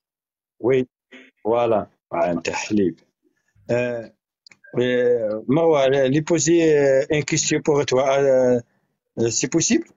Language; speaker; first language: French; non-native, learner; Arabic